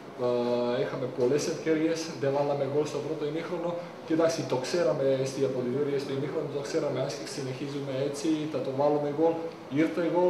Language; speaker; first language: Greek; non-native, fluent; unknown